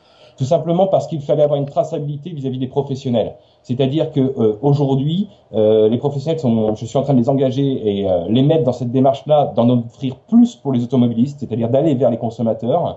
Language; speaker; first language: French; native; French